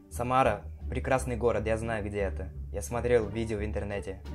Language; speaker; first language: Russian; non-native, fluent; Portuguese